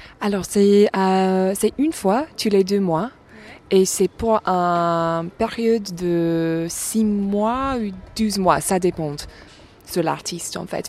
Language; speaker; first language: French; non-native, fluent; English